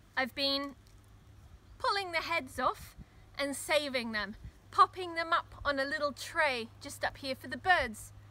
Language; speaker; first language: English; native; English